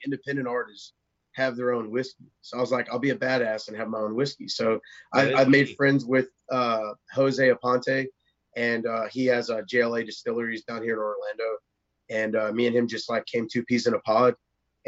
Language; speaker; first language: English; native; English